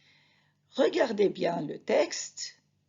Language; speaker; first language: French; non-native, fluent; Arabic